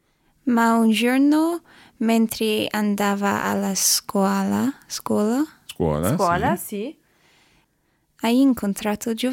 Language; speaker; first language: Italian; non-native, learner; English